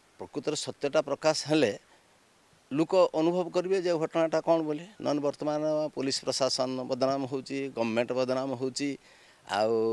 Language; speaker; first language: Odia; native; Odia